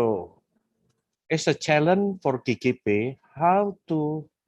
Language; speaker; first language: English; non-native, fluent; Indonesian